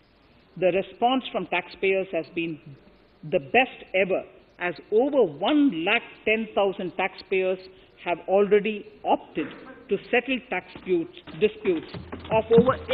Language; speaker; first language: English; non-native, local second language; Tamil